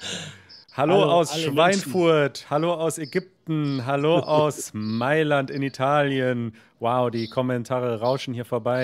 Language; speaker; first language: German; native; German